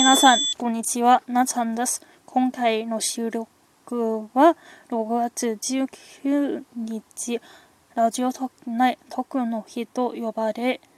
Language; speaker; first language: Japanese; non-native, learner; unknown